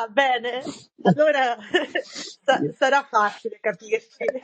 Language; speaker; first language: Italian; non-native, fluent; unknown